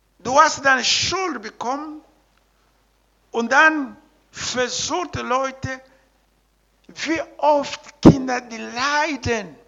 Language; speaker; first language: German; non-native, learner; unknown